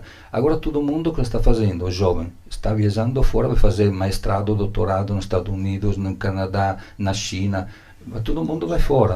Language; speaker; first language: Portuguese; non-native, learner; Italian